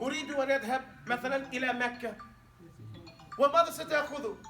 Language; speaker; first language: Arabic; non-native, fluent; English